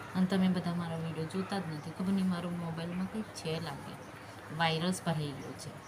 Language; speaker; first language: Gujarati; non-native, local second language; Rathawi